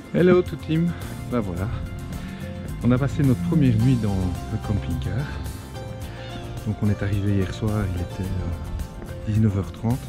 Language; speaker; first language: French; native; French